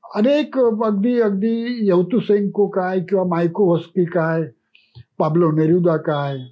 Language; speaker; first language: Marathi; native; Marathi